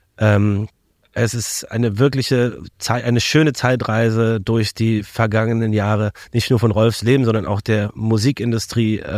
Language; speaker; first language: German; native; German